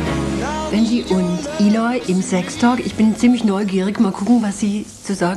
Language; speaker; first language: German; native; German